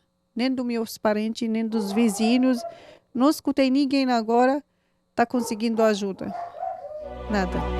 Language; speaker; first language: Portuguese; non-native, learner; Arabic